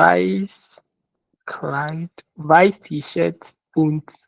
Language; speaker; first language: German; non-native, learner; Akan